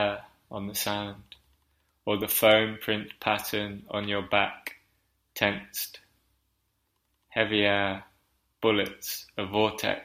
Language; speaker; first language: English; native; English